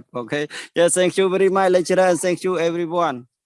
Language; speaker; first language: English; non-native, learner; Khmer